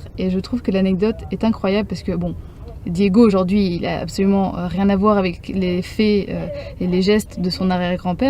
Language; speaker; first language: French; native; French